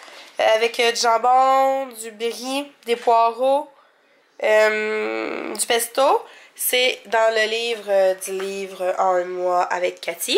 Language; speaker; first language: French; native; French